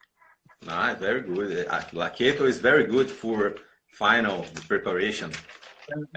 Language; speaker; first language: English; non-native, learner; Portuguese